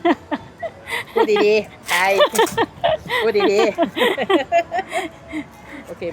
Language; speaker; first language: Thai; native; Thai